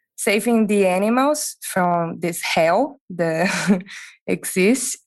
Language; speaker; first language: English; non-native, fluent; Portuguese